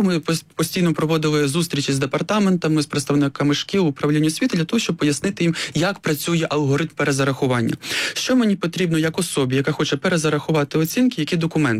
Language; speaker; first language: Ukrainian; native; Ukrainian